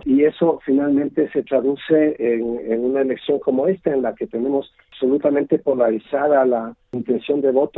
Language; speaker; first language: Spanish; native; Spanish